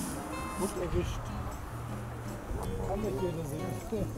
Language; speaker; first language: German; non-native, learner; Turkish